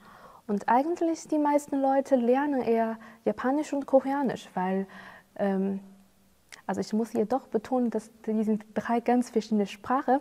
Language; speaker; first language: German; non-native, fluent; Chinese